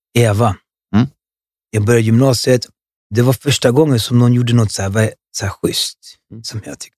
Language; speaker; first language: Swedish; early bilingual, other home language; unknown